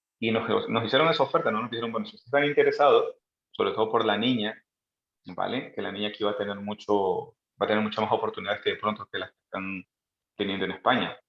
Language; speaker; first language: Spanish; native; Spanish